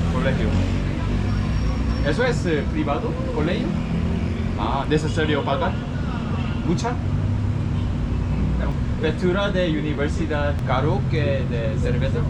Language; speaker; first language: Spanish; non-native, learner; Korean